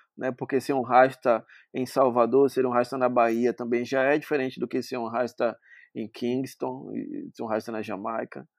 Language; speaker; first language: Portuguese; native; Portuguese